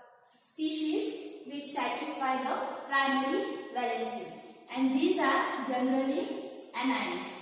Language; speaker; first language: English; non-native, local second language; Marathi